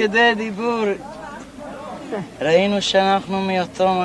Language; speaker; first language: Hebrew; non-native, fluent; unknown